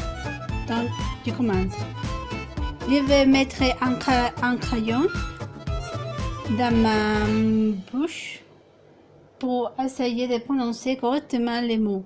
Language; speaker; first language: French; non-native, fluent; Spanish